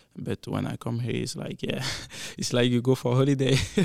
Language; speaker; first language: English; non-native, learner; French